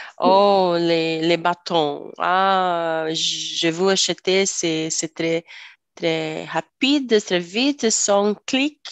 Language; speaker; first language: French; non-native, learner; Portuguese